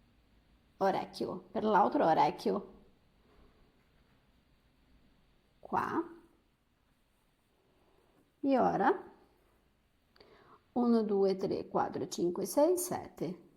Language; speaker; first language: Italian; non-native, fluent; Portuguese